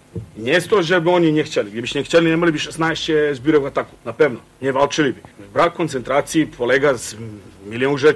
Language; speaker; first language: Polish; non-native, fluent; Croatian